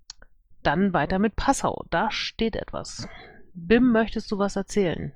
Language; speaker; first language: German; native; German